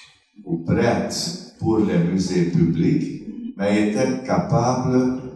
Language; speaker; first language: French; non-native, fluent; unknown